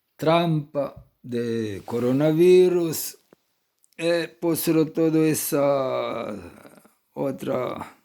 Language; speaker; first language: Portuguese; non-native, fluent; Italian